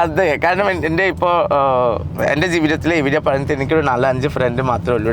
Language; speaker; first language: Malayalam; non-native, local second language; Assamese